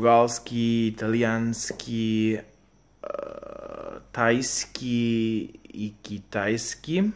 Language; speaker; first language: Russian; non-native, learner; Spanish